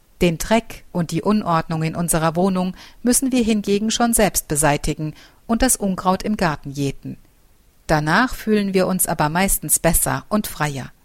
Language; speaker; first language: German; native; German